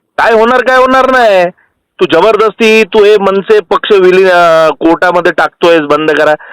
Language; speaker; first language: Marathi; non-native, local second language; Gujarati